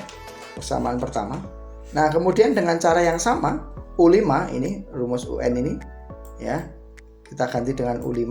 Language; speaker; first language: Indonesian; native; Indonesian